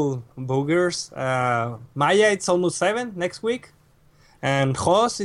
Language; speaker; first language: English; non-native, fluent; Spanish